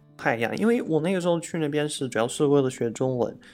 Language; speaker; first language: Chinese; non-native, fluent; Russian